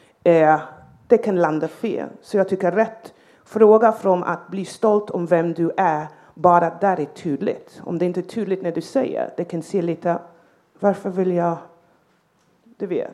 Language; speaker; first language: Swedish; non-native, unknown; English